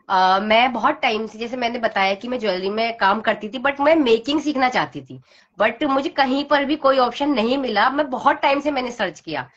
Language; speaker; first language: Hindi; native; Hindi